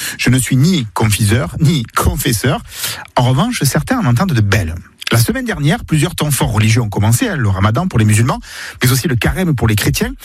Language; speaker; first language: French; native; French